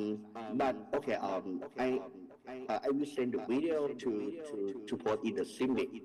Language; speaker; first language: English; non-native, learner; Thai